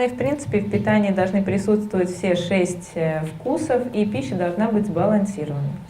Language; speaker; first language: Russian; native; Russian